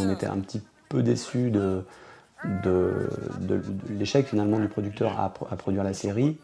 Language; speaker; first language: French; native; French